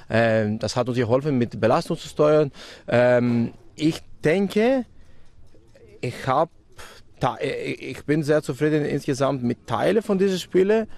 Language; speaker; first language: German; non-native, fluent; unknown